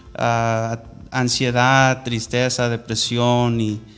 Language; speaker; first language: Spanish; early bilingual, heritage; Spanish